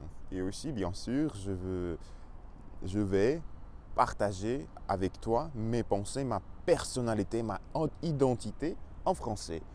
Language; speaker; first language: French; non-native, learner; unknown